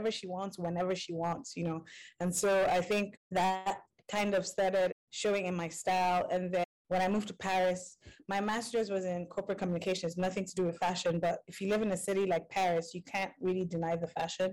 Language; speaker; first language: English; non-native, local second language; Igbo